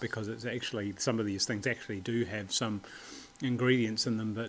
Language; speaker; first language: English; native; English